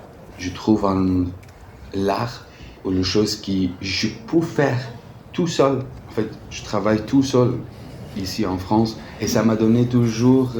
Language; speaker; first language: French; non-native, fluent; Arabic